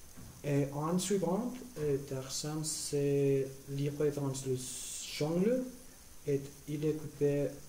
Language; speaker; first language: French; non-native, learner; Spanish